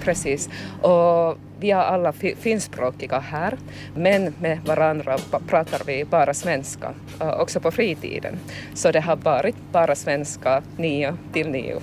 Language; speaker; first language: Swedish; non-native, local second language; Finnish